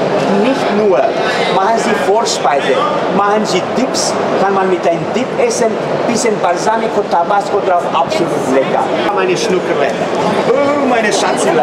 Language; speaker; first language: German; non-native, fluent; Turkish